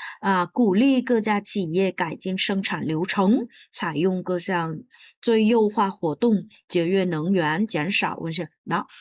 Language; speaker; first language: Vietnamese; native; Vietnamese